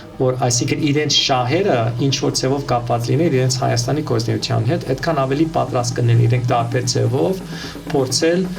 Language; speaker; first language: Armenian; early bilingual, heritage; Armenian